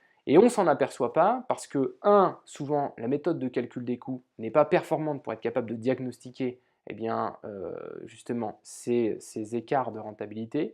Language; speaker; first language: French; native; French